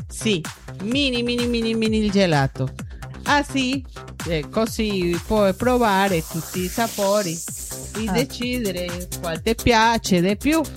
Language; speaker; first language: Italian; non-native, learner; Spanish